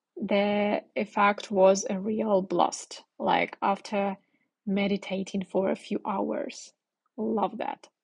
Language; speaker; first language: English; non-native, fluent; Ukrainian